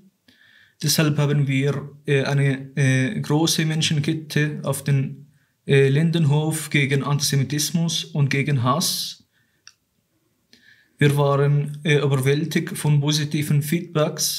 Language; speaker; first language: German; non-native, fluent; Arabic